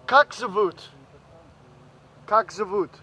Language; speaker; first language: Russian; non-native, learner; English